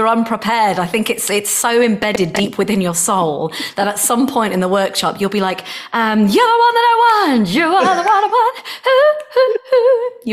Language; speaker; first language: English; native; English